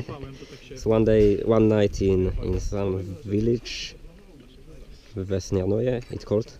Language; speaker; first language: English; non-native, learner; Polish